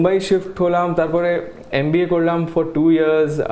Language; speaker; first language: English; non-native, local second language; Bangla